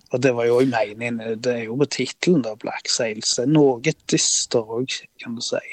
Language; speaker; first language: Norwegian; native; Norwegian